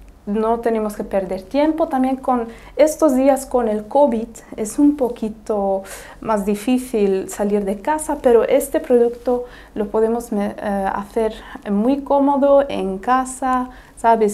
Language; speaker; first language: Spanish; non-native, fluent; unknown